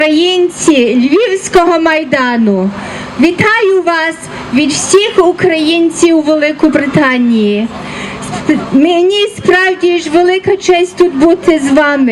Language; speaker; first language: Ukrainian; early bilingual, heritage; Ukrainian